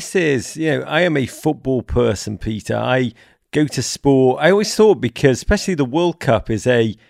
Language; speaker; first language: English; native; English